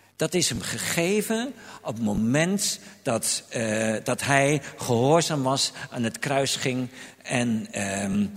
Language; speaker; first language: Dutch; native; Dutch